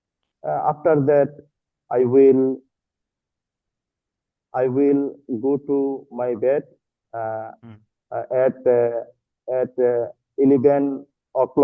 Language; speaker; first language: English; non-native, learner; Bangla